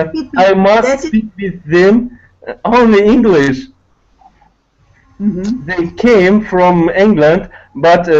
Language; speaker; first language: English; non-native, learner; Tatar